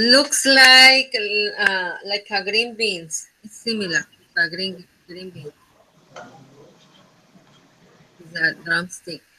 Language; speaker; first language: English; non-native, fluent; Spanish